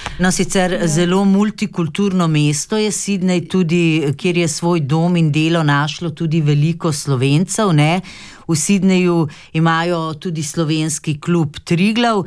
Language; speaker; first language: Slovenian; native; Slovenian